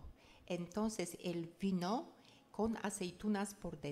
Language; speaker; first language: Spanish; non-native, fluent; Polish